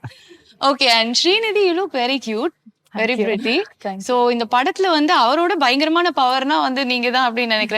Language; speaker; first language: Tamil; native; Tamil